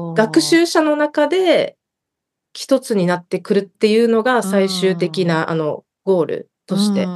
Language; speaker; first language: Japanese; native; Japanese